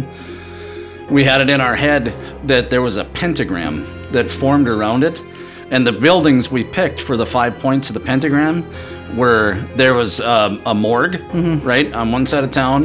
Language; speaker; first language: English; native; English